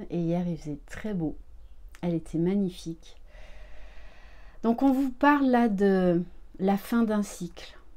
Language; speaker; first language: French; native; French